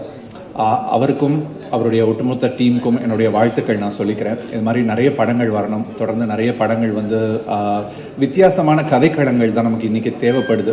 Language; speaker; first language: Tamil; native; Tamil